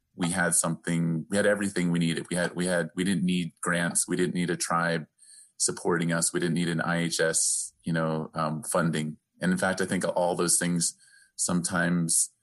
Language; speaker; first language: English; native; English